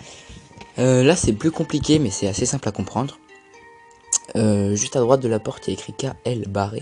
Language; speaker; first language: French; native; French